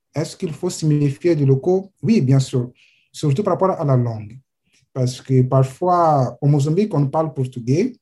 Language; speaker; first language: French; non-native, fluent; Portuguese